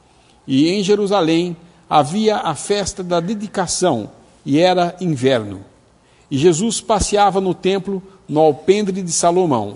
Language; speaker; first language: Portuguese; native; Portuguese